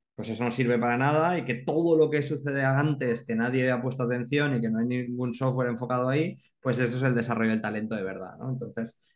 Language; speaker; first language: Spanish; native; Spanish